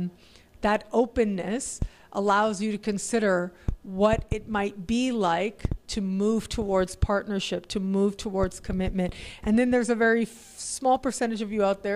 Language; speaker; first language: English; native; English